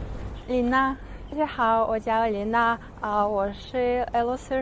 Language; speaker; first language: Chinese; non-native, learner; Russian